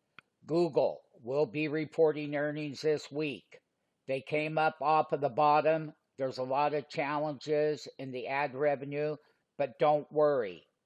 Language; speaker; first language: English; native; English